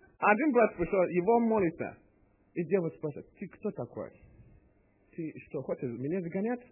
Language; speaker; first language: Russian; non-native, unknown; English